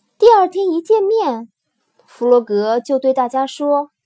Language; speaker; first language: Chinese; native; Chinese